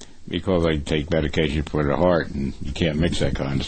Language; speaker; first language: English; native; English